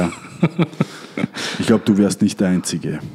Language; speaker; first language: German; native; German